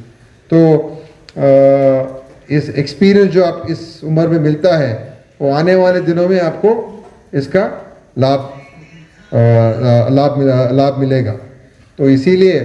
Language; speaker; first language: Hindi; non-native, local second language; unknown